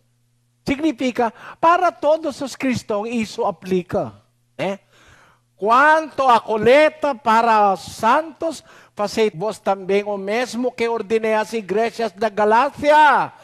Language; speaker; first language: Portuguese; non-native, learner; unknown